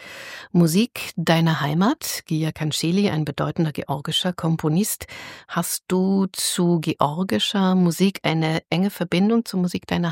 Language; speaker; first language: German; native; German